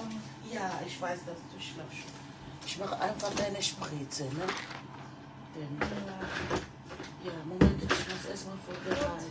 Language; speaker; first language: German; non-native, learner; French